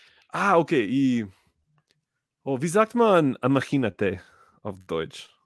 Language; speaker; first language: German; non-native, learner; English